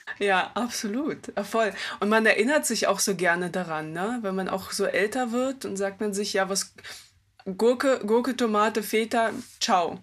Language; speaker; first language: German; early bilingual, other home language; Russian